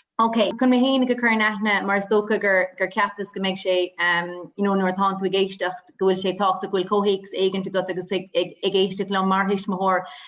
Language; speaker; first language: Irish; native; Irish